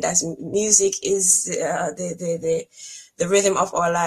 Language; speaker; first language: German; non-native, fluent; English